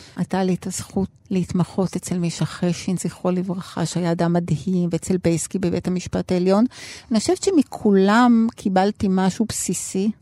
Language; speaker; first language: Hebrew; early bilingual, other home language; Spanish